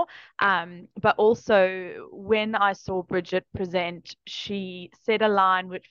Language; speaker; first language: English; native; English